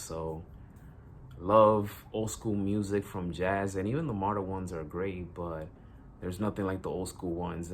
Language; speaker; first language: English; native; English